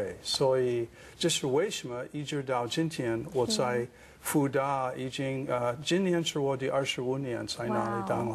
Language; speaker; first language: Chinese; non-native, fluent; English